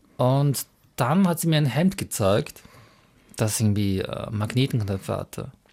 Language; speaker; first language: German; early bilingual, other home language; Mongolian